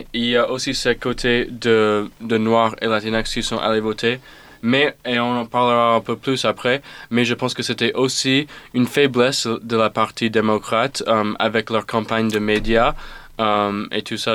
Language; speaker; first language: French; non-native, fluent; English